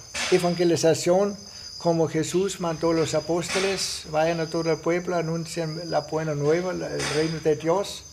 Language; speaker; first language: Spanish; non-native, fluent; Italian